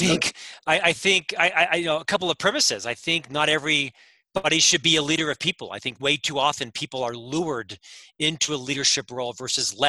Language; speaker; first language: English; native; English